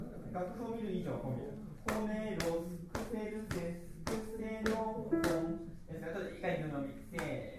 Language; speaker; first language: Japanese; native; Japanese